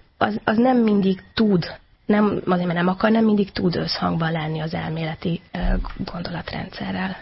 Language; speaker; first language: Hungarian; native; Hungarian